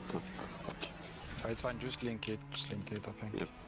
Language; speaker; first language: English; non-native, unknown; French